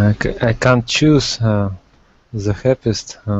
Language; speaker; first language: English; non-native, learner; Russian